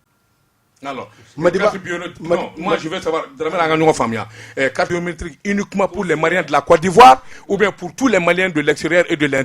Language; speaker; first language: French; non-native, local second language; Bambara